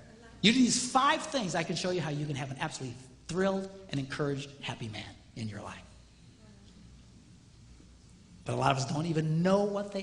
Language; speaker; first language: English; native; English